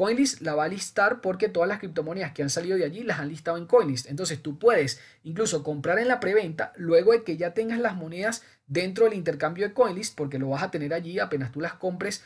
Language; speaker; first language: Spanish; native; Spanish